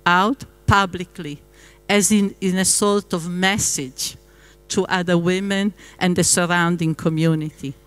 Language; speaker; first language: English; non-native, fluent; Italian